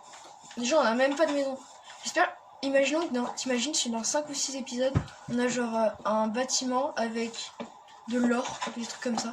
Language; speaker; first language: French; native; French